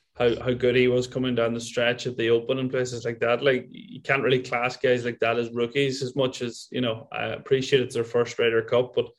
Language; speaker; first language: English; native; English